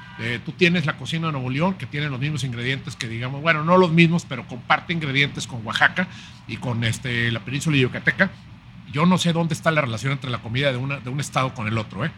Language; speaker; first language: Spanish; native; Spanish